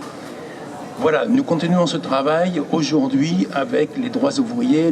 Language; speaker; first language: French; native; French